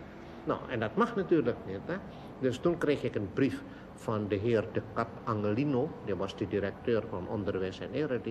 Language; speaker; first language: Dutch; non-native, local second language; Indonesian